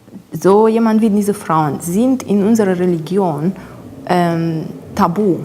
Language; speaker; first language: German; non-native, fluent; Romanian